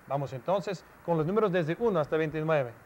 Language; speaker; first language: Spanish; non-native, fluent; English